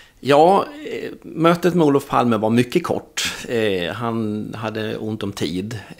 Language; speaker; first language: Swedish; native; Swedish